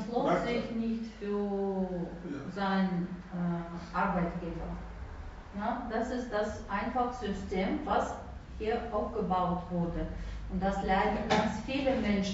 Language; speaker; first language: German; non-native, fluent; Russian